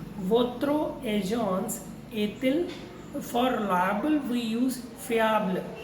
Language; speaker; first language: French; non-native, fluent; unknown